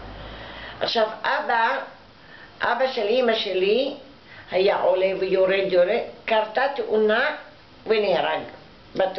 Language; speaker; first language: Hebrew; non-native, fluent; Arabic